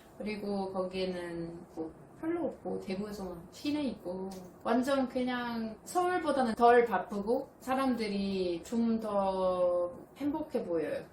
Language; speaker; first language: Korean; non-native, fluent; Italian